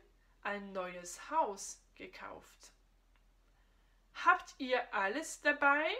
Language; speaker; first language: German; non-native, fluent; French